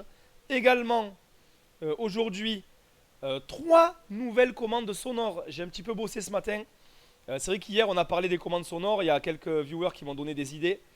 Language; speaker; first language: French; native; French